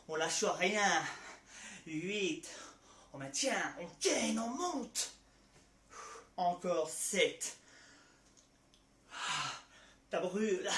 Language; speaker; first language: French; native; French